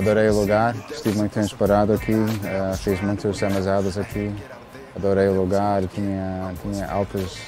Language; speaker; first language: Portuguese; non-native, fluent; English